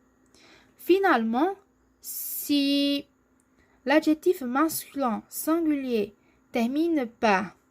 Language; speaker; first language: French; non-native, fluent; Portuguese